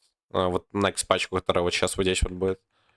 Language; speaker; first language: Russian; native; Russian